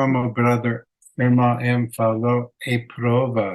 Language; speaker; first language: Portuguese; non-native, learner; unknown